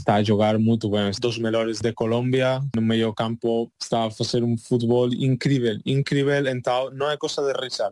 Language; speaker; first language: Portuguese; non-native, learner; Spanish